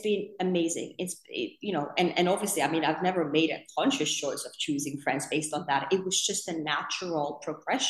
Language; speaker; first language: English; non-native, fluent; Finnish